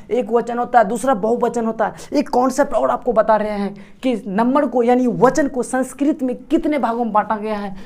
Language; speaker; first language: Hindi; native; Hindi